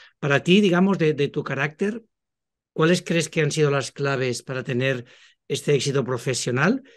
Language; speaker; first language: Spanish; native; Spanish